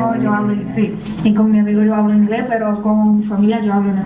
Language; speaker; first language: Spanish; early bilingual, heritage; Spanish